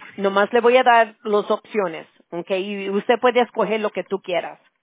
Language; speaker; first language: Spanish; early bilingual, heritage; Spanish